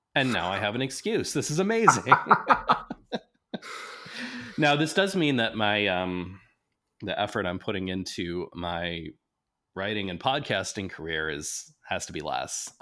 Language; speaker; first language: English; native; English